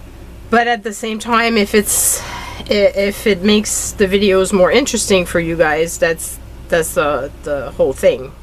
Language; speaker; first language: English; native; English